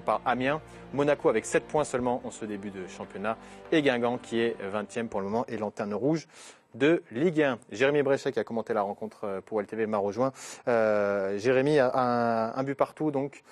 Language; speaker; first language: French; native; French